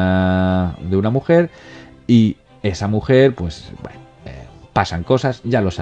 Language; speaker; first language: Spanish; native; Spanish